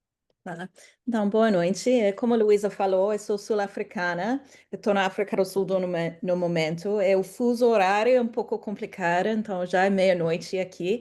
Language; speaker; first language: Portuguese; non-native, fluent; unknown